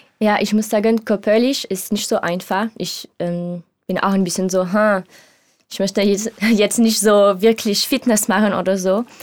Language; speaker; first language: German; non-native, learner; French